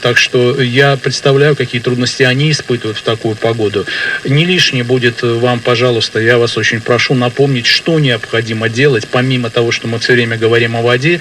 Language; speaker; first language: Russian; native; Russian